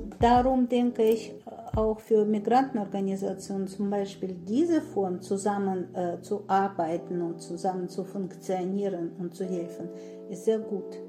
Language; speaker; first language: German; non-native, fluent; Russian